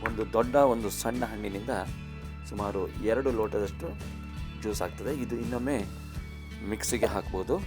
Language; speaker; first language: Kannada; native; Kannada